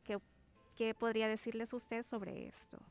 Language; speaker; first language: Spanish; native; Spanish